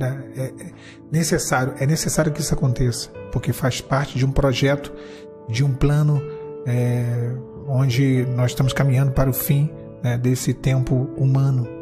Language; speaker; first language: Portuguese; native; Portuguese